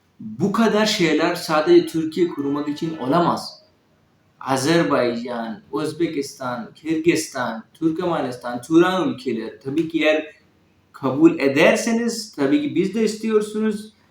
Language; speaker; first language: Turkish; non-native, learner; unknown